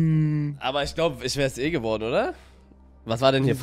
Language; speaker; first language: German; native; German